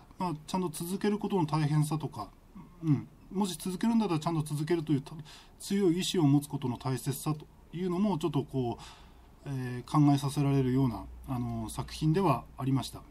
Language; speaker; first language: Japanese; native; Japanese